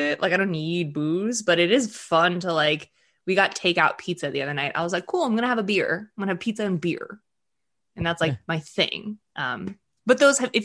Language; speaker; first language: English; early bilingual, other home language; Russian